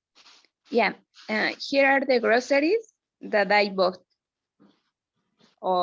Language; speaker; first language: English; non-native, learner; Spanish